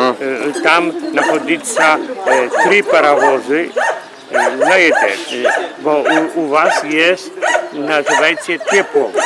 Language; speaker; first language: Polish; non-native, learner; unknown